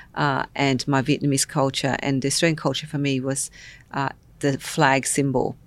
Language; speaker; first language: English; non-native, local second language; Vietnamese